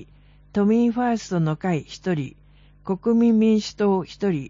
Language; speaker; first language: Japanese; native; Japanese